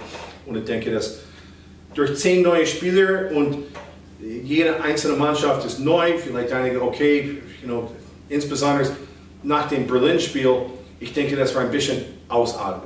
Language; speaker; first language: German; non-native, fluent; English